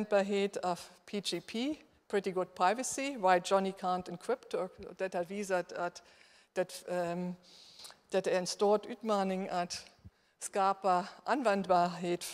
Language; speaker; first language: Swedish; non-native, fluent; German